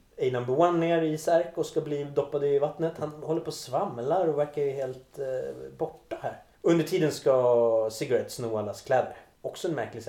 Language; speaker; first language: Swedish; native; Swedish